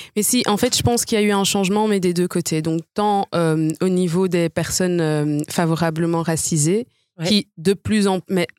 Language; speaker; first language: French; native; French